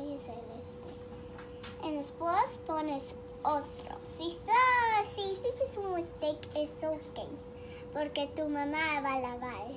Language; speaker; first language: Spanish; early bilingual, heritage; Spanish